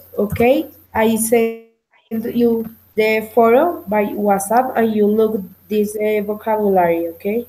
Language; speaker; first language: English; non-native, learner; Spanish